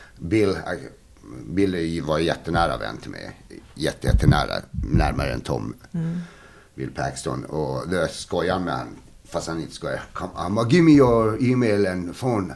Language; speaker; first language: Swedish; early bilingual, other home language; Bosnian